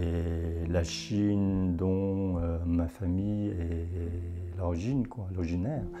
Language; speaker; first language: French; non-native, fluent; Chinese